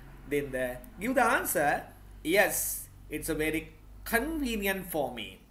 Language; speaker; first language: English; non-native, local second language; Sinhala